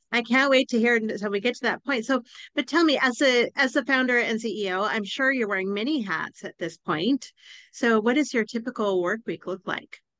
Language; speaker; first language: English; native; English